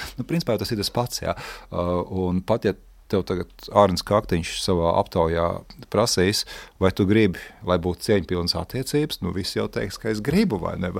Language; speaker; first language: Latvian; native; Latvian